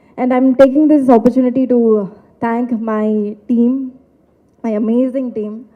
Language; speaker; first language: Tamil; non-native, local second language; Malayalam